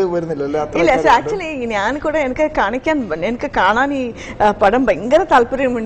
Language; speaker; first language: Malayalam; non-native, learner; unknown